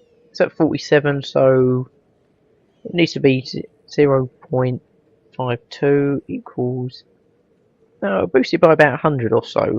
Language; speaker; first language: English; native; English